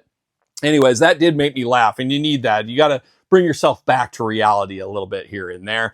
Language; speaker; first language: English; native; English